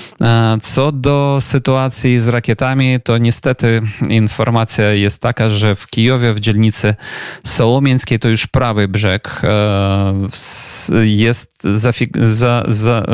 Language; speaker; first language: Polish; non-native, fluent; Ukrainian